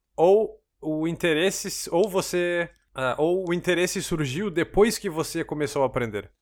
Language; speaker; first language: English; non-native, fluent; German